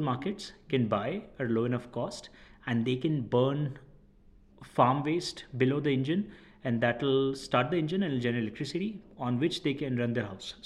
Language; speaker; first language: English; non-native, local second language; Hindi